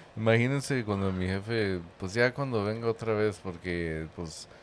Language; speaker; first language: Spanish; early bilingual, heritage; Spanish